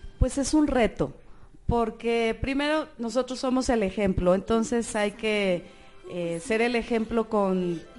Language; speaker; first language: Spanish; native; Spanish